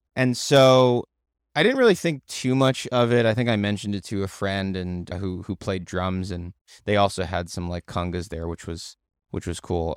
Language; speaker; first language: English; native; English